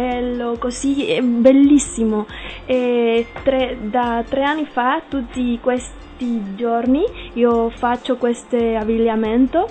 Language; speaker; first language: Italian; non-native, learner; Spanish